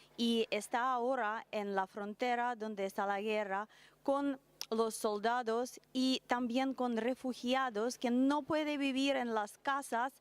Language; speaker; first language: Spanish; non-native, learner; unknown